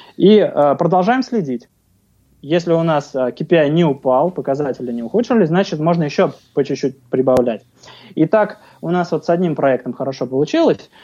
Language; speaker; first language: Russian; native; Russian